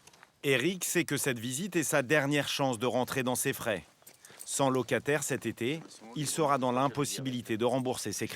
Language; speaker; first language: French; native; French